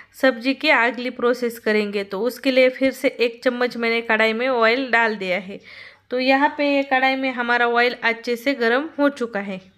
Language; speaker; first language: Hindi; non-native, local second language; Marathi